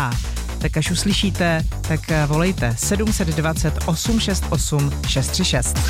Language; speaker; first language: Czech; native; Czech